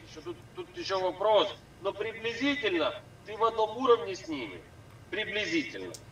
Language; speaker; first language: Russian; native; Russian